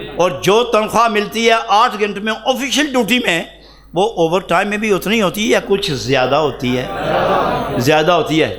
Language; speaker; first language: Urdu; non-native, local second language; Punjabi